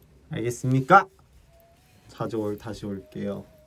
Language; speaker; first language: Korean; early bilingual, heritage; Korean